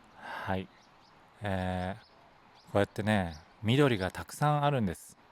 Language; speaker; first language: Japanese; native; Japanese